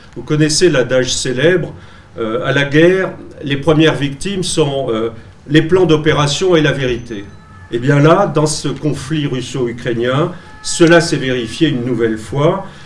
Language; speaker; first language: French; native; French